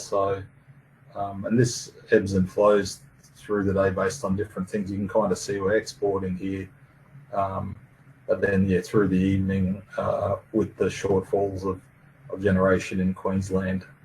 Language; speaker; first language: English; native; English